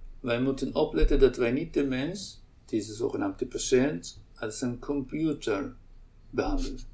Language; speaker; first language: Dutch; non-native, local second language; Arabic